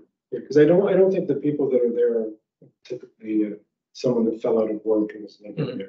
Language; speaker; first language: English; native; English